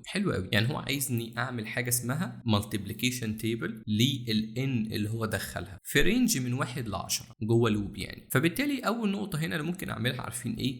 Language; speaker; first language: Arabic; native; Arabic